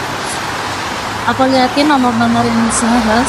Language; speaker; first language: Indonesian; native; Indonesian